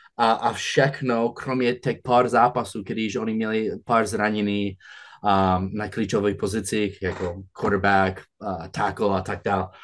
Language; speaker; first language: Czech; non-native, fluent; English